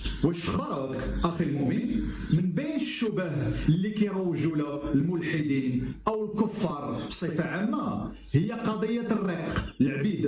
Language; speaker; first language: Arabic; native; Arabic